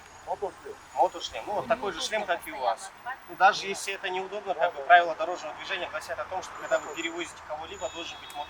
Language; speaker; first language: Russian; non-native, local second language; Kyrgyz